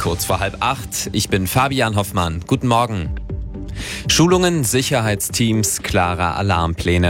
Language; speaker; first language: German; native; German